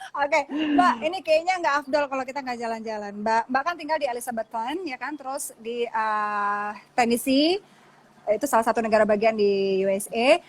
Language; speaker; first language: Indonesian; native; Indonesian